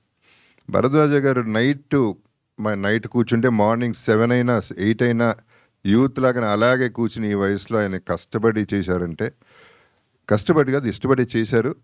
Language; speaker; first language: Telugu; native; Telugu